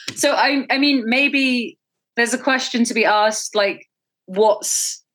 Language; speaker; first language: German; non-native, learner; English